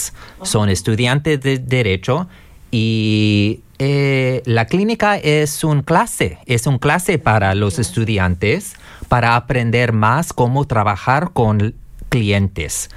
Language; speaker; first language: Spanish; non-native, learner; English